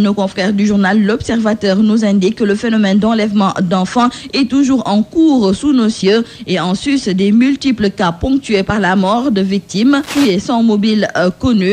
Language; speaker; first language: French; non-native, local second language; Wolof